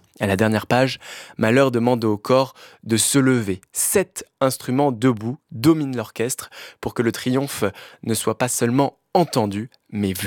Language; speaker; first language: French; native; French